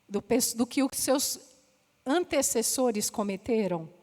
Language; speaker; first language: Portuguese; native; Portuguese